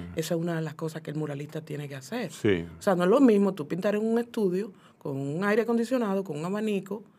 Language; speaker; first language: Spanish; native; Spanish